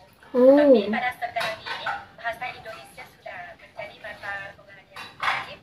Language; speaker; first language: Indonesian; non-native, fluent; Thai